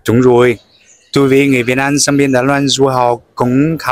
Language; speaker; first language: Vietnamese; non-native, learner; Chinese